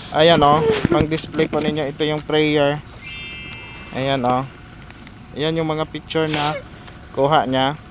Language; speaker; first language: Filipino; non-native, local second language; Hiligaynon